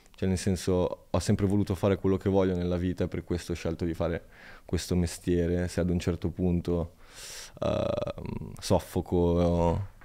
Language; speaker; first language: Italian; native; Italian